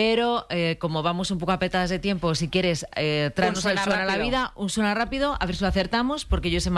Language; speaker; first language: Spanish; native; Spanish